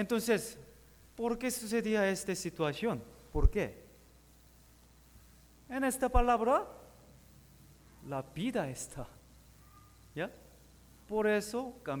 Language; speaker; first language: Spanish; non-native, learner; Korean